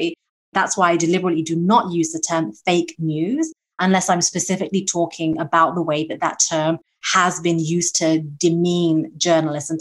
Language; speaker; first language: English; native; English